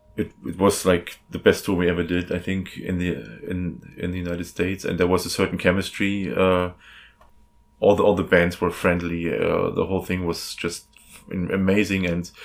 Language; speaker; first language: English; non-native, fluent; German